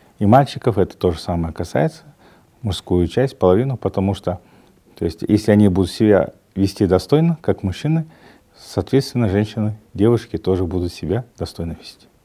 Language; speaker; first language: Russian; non-native, local second language; Kazakh